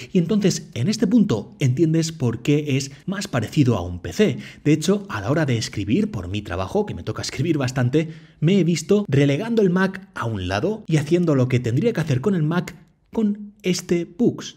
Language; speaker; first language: Spanish; native; Spanish